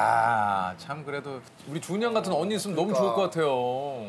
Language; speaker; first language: Korean; native; Korean